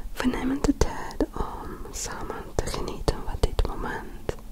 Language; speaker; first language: Dutch; non-native, learner; French